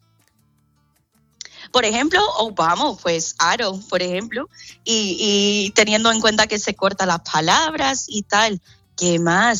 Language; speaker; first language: Spanish; non-native, fluent; English